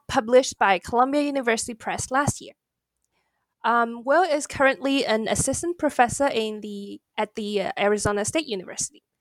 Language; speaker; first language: English; non-native, fluent; Chinese